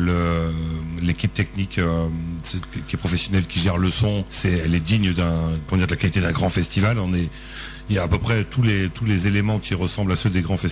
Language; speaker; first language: French; native; French